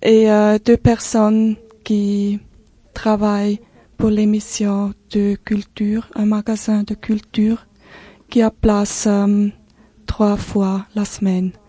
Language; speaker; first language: French; non-native, local second language; German